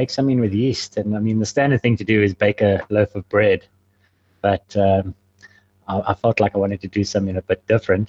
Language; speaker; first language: English; native; English